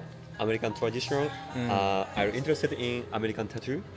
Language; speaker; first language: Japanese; native; Japanese